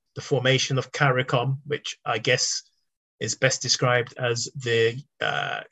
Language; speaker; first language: English; native; English